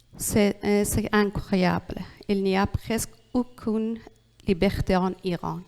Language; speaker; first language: French; non-native, learner; Persian